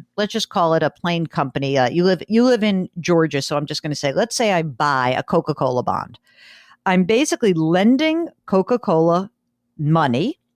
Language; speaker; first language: English; native; English